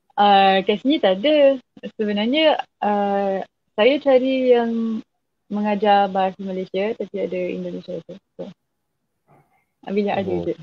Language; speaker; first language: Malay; non-native, fluent; French